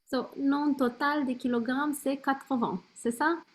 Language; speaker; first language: French; non-native, learner; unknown